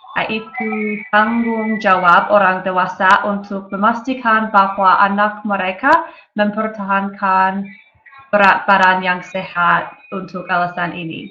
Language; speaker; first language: Indonesian; non-native, learner; English